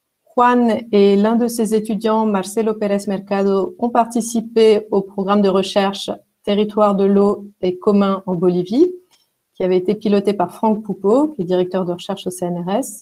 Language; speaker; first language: French; native; French